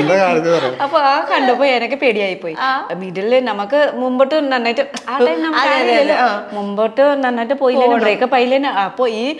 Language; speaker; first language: Malayalam; non-native, learner; Nepali